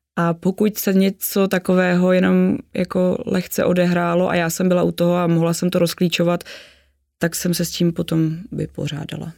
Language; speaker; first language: Czech; native; Czech